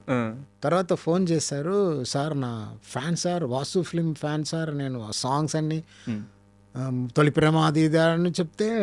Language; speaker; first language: Telugu; non-native, fluent; Tamil